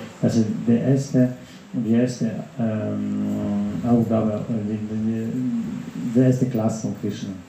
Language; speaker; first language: German; non-native, fluent; Russian